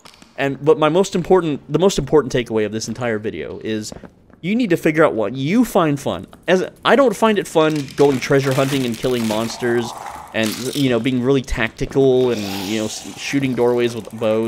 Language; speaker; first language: English; native; English